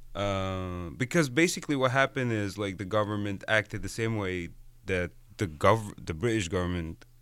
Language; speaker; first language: English; non-native, fluent; Arabic